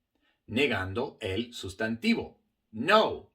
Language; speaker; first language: Spanish; non-native, fluent; English